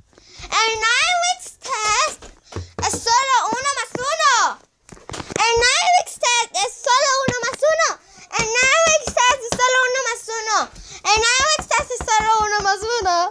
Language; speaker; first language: Spanish; early bilingual, heritage; Spanish